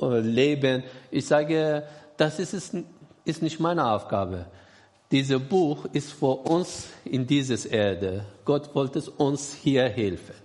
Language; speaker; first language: German; non-native, learner; Persian